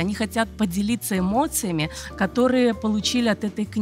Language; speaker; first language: Russian; native; Russian